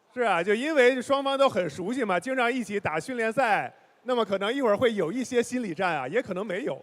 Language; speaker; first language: Chinese; native; Chinese